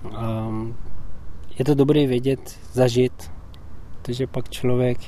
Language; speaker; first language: Czech; non-native, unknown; Tibetan